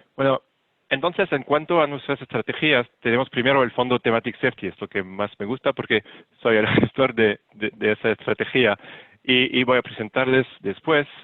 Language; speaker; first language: Spanish; non-native, fluent; French